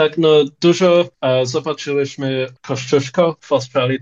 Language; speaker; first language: Polish; early bilingual, heritage; English